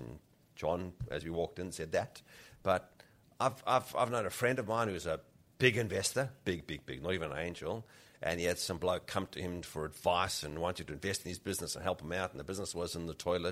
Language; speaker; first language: English; native; English